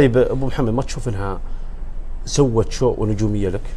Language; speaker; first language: Arabic; native; Arabic